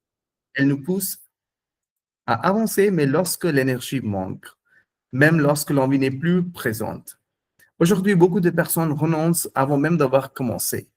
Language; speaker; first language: French; non-native, fluent; Hindi